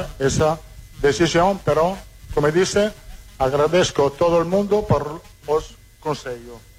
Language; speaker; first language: Portuguese; non-native, fluent; Italian